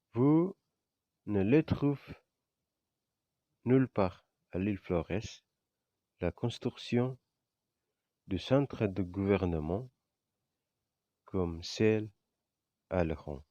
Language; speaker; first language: French; non-native, fluent; Indonesian